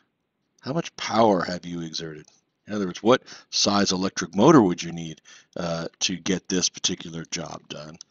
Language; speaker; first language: English; native; English